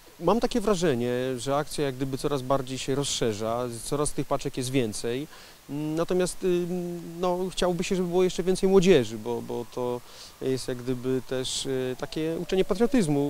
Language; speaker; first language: Polish; native; Polish